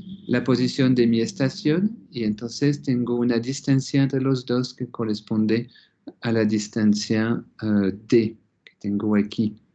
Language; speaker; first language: Spanish; non-native, fluent; French